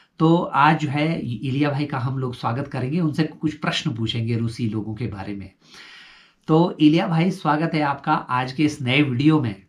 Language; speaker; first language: Hindi; native; Hindi